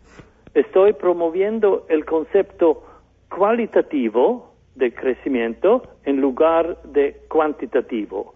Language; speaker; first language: Spanish; non-native, fluent; German